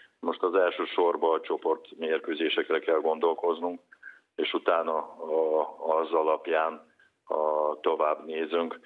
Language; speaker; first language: Hungarian; non-native, fluent; Russian